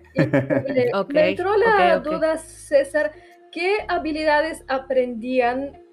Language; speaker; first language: Spanish; non-native, fluent; Bulgarian